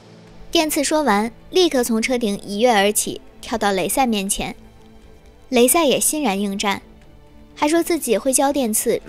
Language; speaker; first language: Chinese; native; Chinese